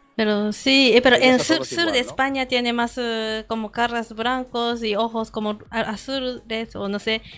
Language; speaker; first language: Spanish; non-native, fluent; Japanese